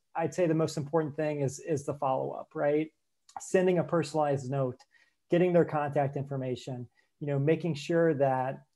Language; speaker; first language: English; native; English